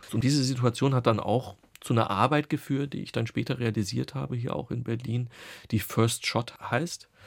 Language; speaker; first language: German; native; German